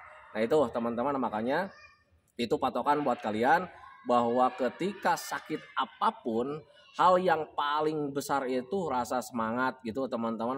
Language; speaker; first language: Indonesian; native; Indonesian